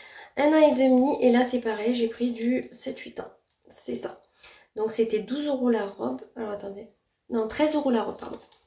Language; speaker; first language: French; native; French